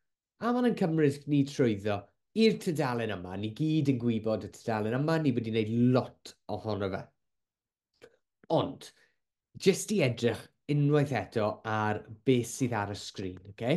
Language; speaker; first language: Welsh; non-native, local second language; English